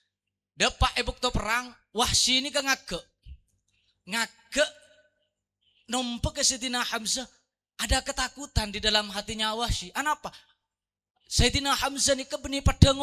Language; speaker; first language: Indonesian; non-native, local second language; Madurese